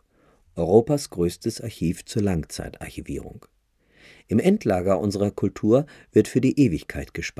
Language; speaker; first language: German; native; German